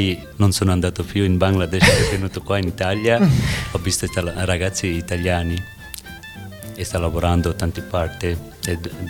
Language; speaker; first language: Italian; non-native, learner; Bangla